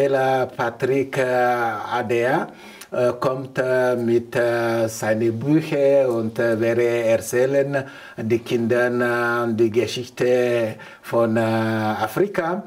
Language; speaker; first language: German; non-native, learner; Mandingo